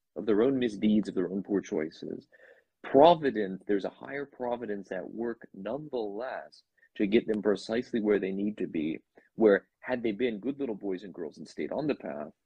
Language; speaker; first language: English; native; English